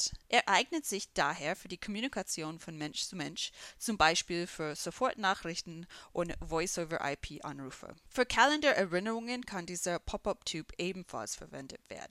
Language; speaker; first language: German; non-native, fluent; English